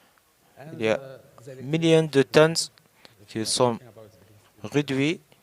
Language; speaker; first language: French; non-native, learner; Arabic